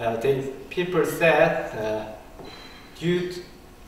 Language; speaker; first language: English; non-native, learner; Korean